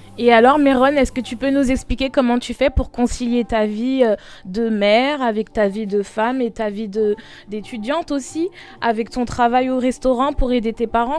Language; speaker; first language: French; native; French